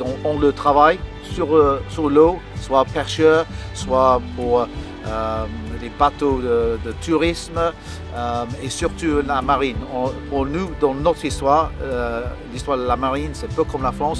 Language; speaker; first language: French; non-native, fluent; English